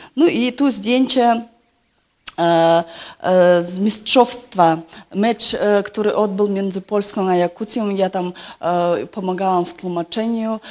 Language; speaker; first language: Polish; non-native, fluent; Yakut